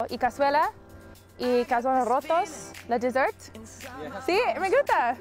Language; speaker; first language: Spanish; early bilingual, heritage; English